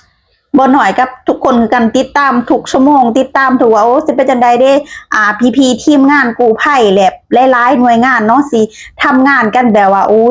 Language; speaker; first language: Thai; non-native, local second language; Lao